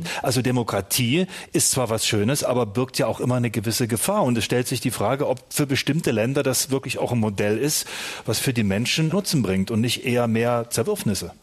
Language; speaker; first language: German; native; German